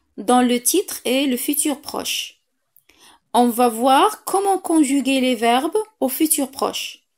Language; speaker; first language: French; non-native, local second language; Arabic